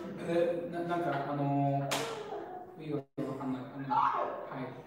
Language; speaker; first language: Japanese; non-native, learner; Hungarian